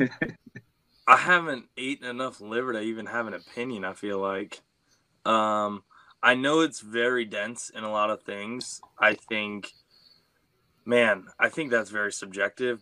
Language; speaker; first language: English; native; English